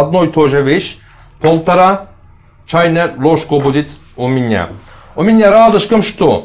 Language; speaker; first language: Russian; non-native, learner; Turkish